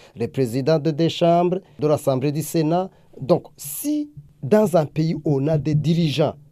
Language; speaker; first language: French; non-native, local second language; Rundi